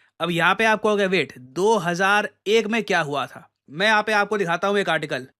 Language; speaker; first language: Hindi; native; Hindi